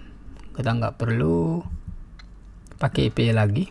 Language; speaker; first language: Indonesian; native; Indonesian